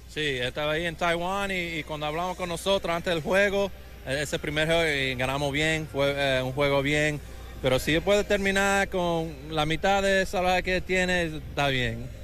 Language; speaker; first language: Spanish; early bilingual, heritage; English